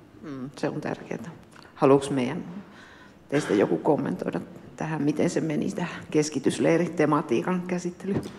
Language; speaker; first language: Finnish; native; Finnish